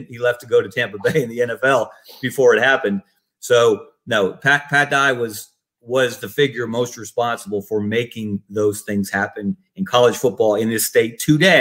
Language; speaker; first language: English; native; English